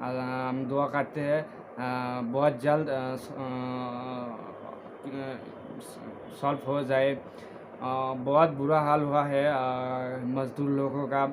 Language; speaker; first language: Hindi; non-native, learner; Bangla